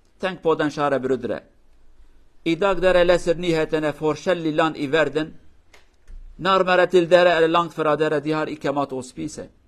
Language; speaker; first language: Norwegian; non-native, learner; Kurdish